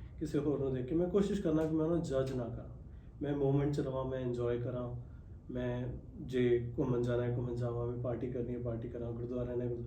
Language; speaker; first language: Punjabi; early bilingual, heritage; Punjabi